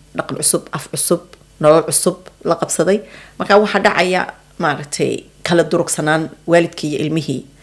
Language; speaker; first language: Somali; early bilingual, heritage; Somali